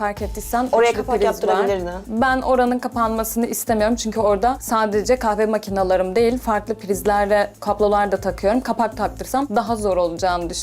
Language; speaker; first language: Turkish; native; Turkish